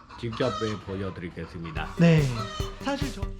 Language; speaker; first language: Korean; non-native, learner; Khmer